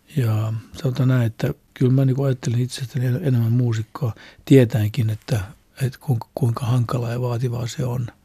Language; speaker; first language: Finnish; non-native, local second language; Swedish